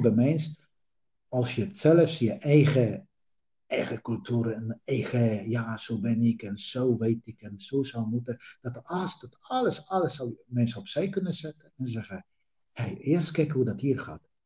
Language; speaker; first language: Dutch; non-native, fluent; Polish